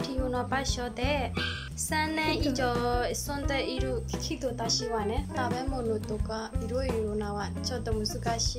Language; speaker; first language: Japanese; non-native, learner; Burmese